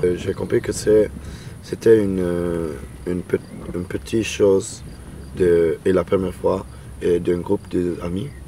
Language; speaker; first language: French; non-native, learner; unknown